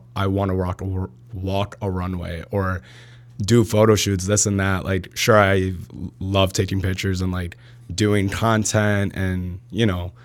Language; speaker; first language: English; early bilingual, other home language; Arabic